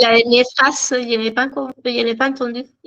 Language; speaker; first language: French; non-native, fluent; Spanish